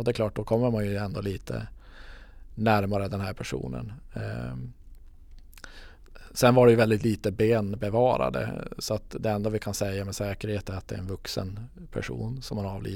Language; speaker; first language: Swedish; native; Swedish